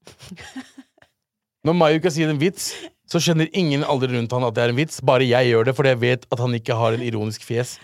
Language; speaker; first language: Norwegian; early bilingual, other home language; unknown